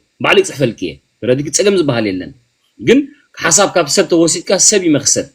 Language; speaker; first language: Tigrinya; early bilingual, heritage; Tigrinya